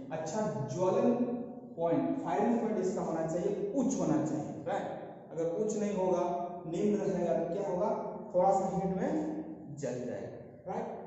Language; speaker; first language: Hindi; non-native, local second language; Santali